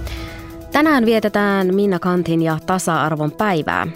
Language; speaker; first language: Finnish; native; Finnish